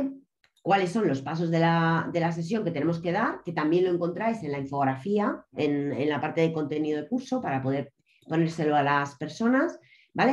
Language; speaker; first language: Spanish; native; Spanish